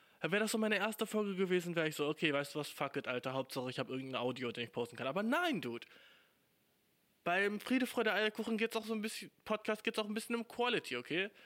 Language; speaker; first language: German; native; German